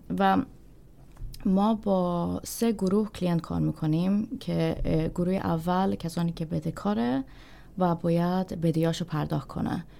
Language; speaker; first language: Persian; early bilingual, heritage; Persian